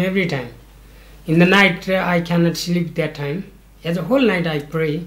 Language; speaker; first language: English; non-native, learner; Nepali